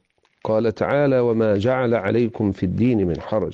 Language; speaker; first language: Arabic; native; Arabic